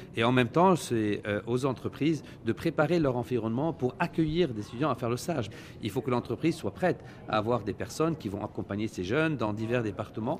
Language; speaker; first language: French; non-native, local second language; Arabic